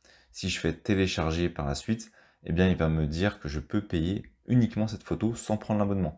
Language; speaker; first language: French; native; French